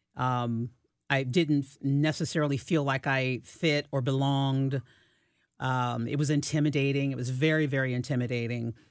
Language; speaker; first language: English; native; English